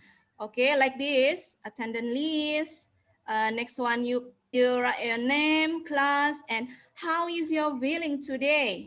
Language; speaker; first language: English; non-native, learner; Indonesian